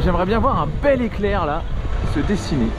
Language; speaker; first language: French; native; French